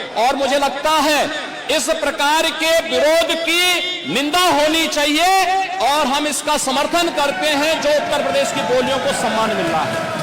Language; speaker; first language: Hindi; native; Hindi